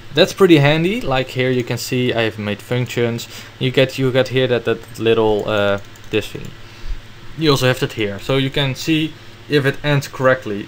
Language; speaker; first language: English; non-native, fluent; Dutch